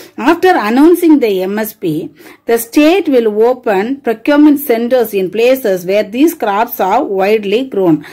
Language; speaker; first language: English; non-native, local second language; Tamil